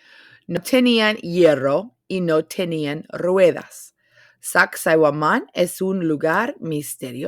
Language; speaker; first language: Spanish; non-native, fluent; English